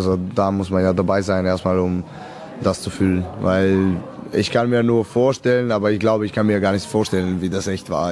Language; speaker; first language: German; non-native, fluent; Serbian